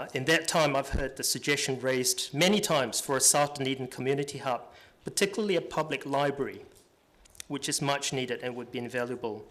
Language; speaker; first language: English; native; English